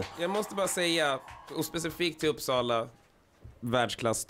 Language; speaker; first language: Swedish; native; Swedish